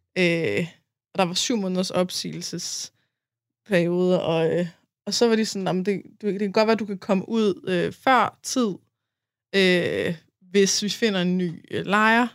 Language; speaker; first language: Danish; native; Danish